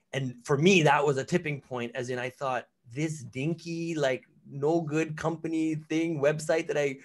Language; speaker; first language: English; native; English